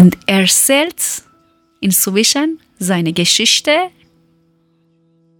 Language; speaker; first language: German; non-native, learner; Persian